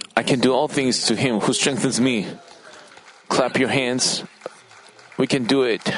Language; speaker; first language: English; non-native, fluent; Korean